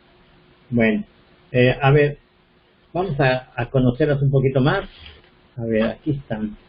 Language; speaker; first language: Spanish; native; Spanish